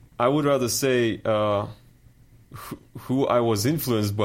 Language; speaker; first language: English; non-native, fluent; Russian